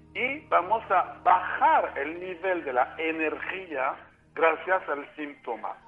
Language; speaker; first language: Spanish; non-native, fluent; French